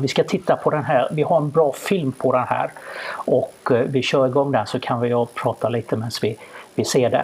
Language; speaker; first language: Swedish; native; Swedish